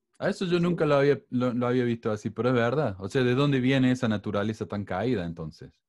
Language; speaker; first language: Spanish; native; Spanish